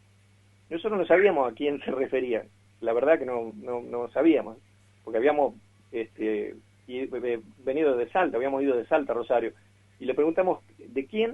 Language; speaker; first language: Spanish; native; Spanish